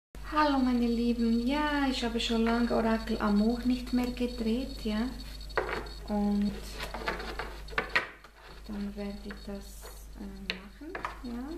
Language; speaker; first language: German; non-native, fluent; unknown